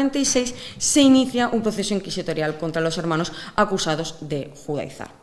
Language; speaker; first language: Spanish; native; Spanish